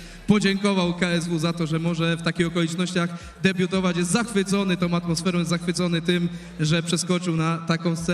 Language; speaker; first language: Polish; native; Polish